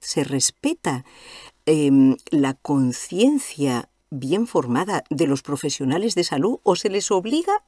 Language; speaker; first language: Spanish; native; Spanish